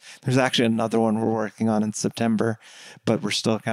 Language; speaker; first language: English; native; English